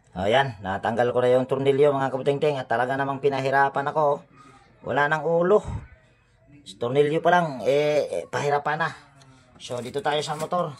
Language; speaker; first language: Filipino; native; Filipino